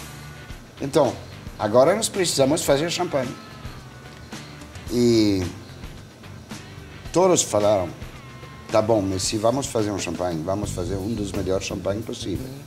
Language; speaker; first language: Portuguese; non-native, fluent; French